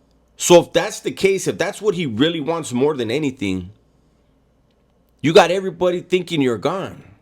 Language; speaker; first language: English; native; English